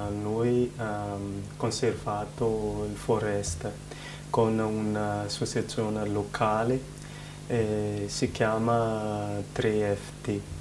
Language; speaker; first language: Italian; non-native, learner; Malagasy